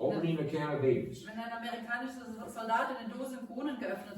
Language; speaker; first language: German; native; German